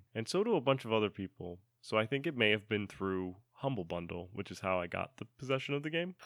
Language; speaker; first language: English; native; English